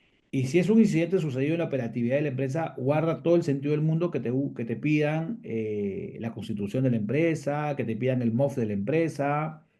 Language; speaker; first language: Spanish; native; Spanish